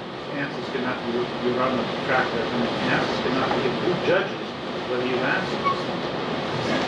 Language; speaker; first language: English; native; English